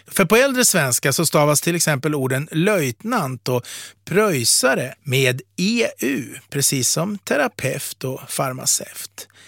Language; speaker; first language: Swedish; native; Swedish